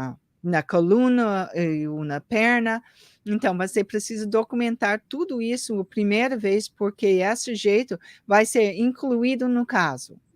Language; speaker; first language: Portuguese; early bilingual, heritage; English